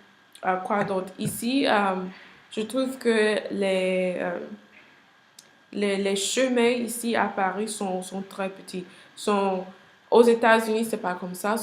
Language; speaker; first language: French; non-native, learner; English